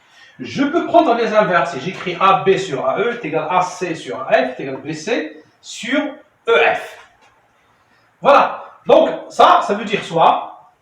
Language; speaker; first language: French; non-native, local second language; Arabic